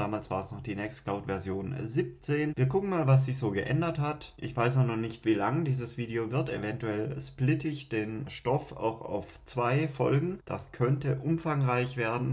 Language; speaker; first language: German; native; German